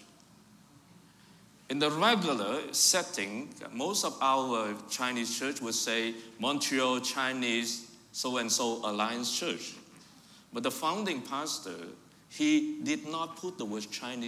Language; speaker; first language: English; non-native, fluent; Vietnamese